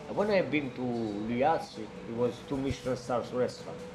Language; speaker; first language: English; non-native, learner; Italian